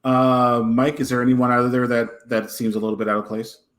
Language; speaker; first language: English; native; English